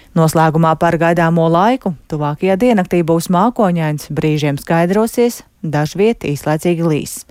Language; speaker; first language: Latvian; native; Latvian